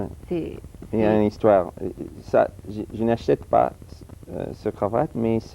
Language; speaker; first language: French; early bilingual, heritage; English